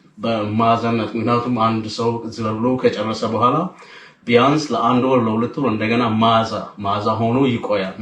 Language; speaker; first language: Amharic; non-native, local second language; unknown